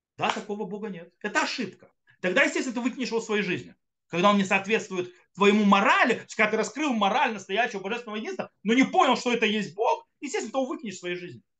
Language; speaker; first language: Russian; early bilingual, heritage; Russian